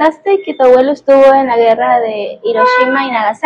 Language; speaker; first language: Spanish; native; Spanish